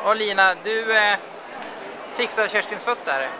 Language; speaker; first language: Swedish; native; Swedish